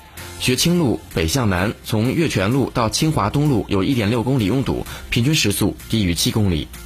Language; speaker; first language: Chinese; native; Chinese